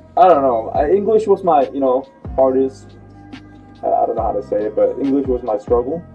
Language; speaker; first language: English; non-native, learner; Korean